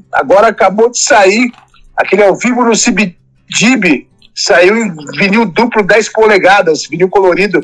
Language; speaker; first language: Portuguese; native; Portuguese